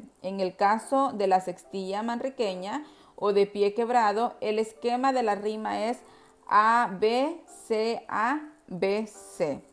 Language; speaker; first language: Spanish; native; Spanish